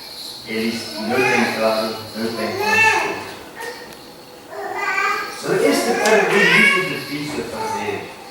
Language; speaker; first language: Portuguese; non-native, learner; English